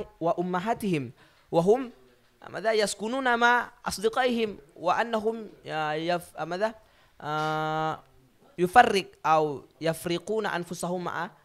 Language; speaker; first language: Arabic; non-native, learner; Indonesian